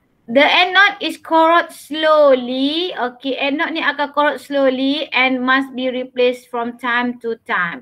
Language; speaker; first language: English; non-native, local second language; Malay